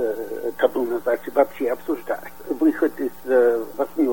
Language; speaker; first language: Russian; non-native, fluent; Swedish